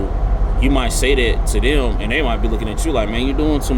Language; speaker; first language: English; native; English